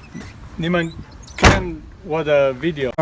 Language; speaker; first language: Chinese; non-native, learner; English